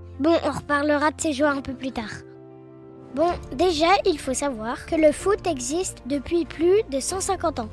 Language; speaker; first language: French; native; French